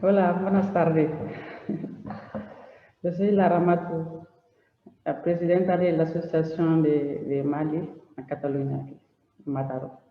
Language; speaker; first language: Spanish; non-native, learner; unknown